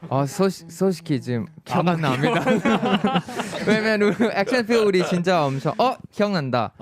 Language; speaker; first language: Korean; non-native, fluent; Thai